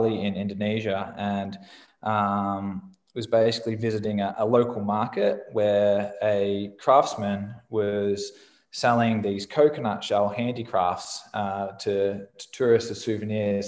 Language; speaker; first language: English; native; English